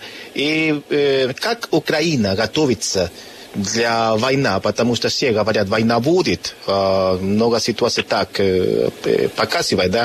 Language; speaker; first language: Russian; non-native, learner; Spanish